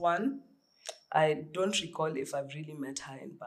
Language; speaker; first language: English; non-native, local second language; Swahili